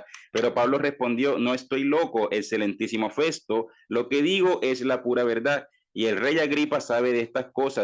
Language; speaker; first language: Spanish; native; Spanish